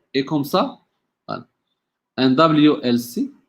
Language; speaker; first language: French; non-native, local second language; Arabic